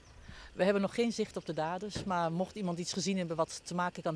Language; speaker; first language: Dutch; native; Dutch